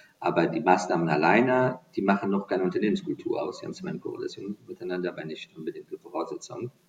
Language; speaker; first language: German; non-native, fluent; Persian